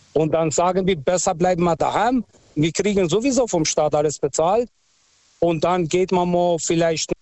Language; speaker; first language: German; non-native, fluent; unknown